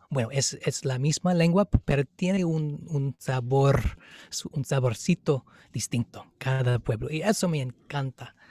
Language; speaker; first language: Spanish; non-native, fluent; English